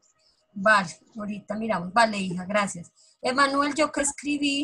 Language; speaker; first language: Spanish; native; Spanish